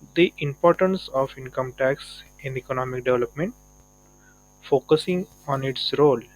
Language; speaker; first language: English; non-native, local second language; Marathi